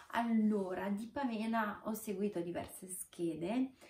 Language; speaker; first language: Italian; non-native, fluent; Romanian